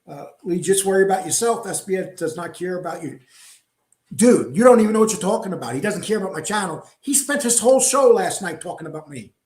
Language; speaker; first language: English; native; English